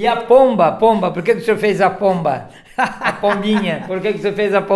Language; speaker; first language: Portuguese; native; Portuguese